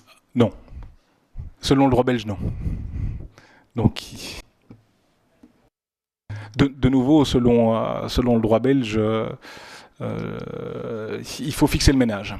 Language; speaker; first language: French; native; French